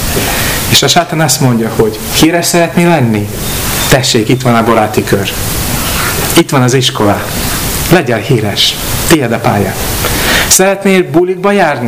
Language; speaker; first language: Hungarian; non-native, fluent; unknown